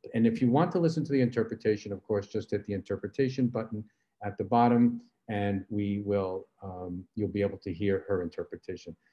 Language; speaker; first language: English; native; English